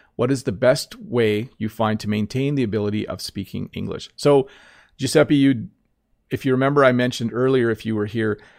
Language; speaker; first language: English; native; English